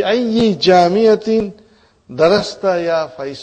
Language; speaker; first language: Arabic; non-native, fluent; Urdu